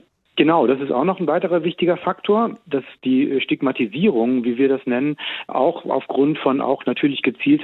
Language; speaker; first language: German; native; German